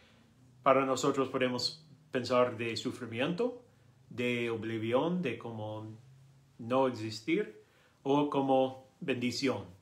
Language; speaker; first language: Spanish; non-native, learner; English